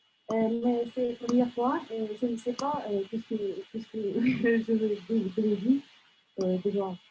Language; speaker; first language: French; non-native, fluent; Russian